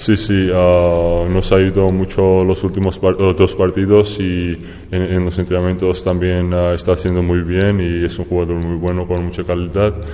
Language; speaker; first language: Spanish; non-native, fluent; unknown